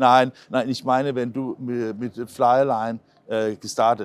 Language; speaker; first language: German; non-native, learner; Danish